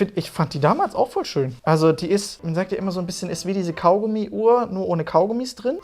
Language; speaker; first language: German; native; German